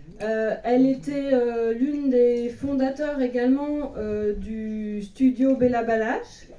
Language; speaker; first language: French; native; French